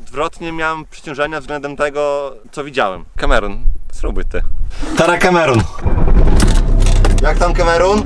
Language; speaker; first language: Polish; native; Polish